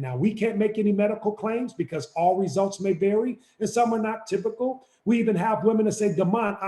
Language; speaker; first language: English; native; English